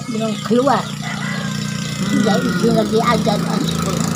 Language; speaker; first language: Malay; non-native, local second language; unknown